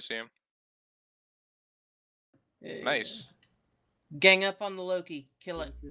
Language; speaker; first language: English; native; English